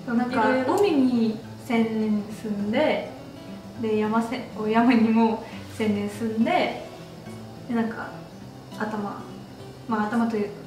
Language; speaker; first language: Japanese; non-native, fluent; Russian